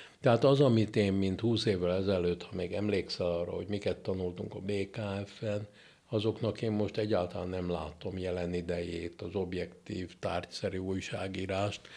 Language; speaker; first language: Hungarian; native; Hungarian